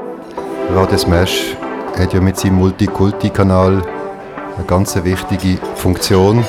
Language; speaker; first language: German; native; German